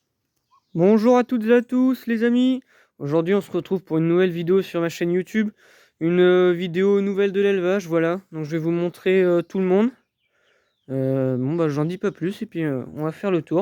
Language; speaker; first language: French; native; French